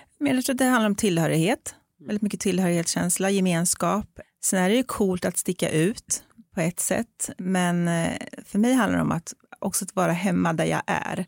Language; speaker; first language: Swedish; native; Swedish